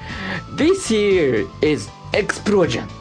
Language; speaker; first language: English; non-native, learner; Japanese